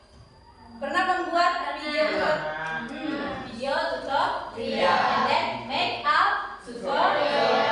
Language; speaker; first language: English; non-native, learner; Indonesian